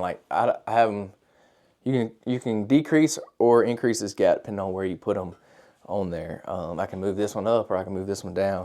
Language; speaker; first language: English; native; English